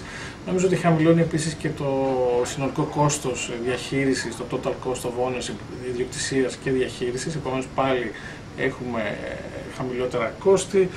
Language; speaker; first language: Greek; native; Greek